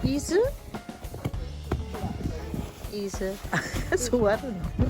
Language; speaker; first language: Japanese; non-native, fluent; Filipino